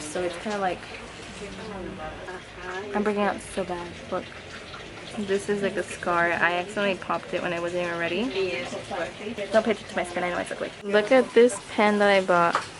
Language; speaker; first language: English; early bilingual, other home language; Spanish